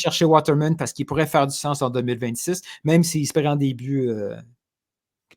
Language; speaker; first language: French; native; French